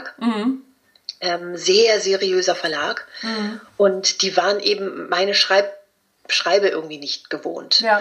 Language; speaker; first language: German; early bilingual, other home language; Spanish